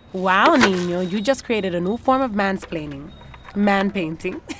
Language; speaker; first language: English; native; English